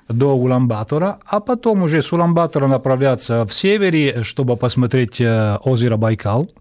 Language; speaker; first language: Russian; non-native, fluent; Italian